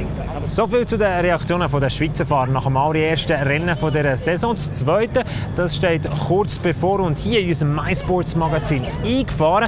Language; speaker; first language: German; native; German